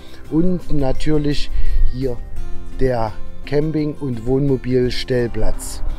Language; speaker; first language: German; native; German